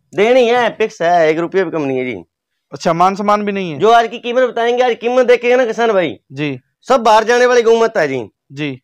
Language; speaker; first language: Hindi; native; Hindi